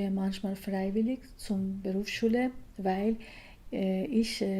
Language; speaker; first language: German; non-native, learner; Persian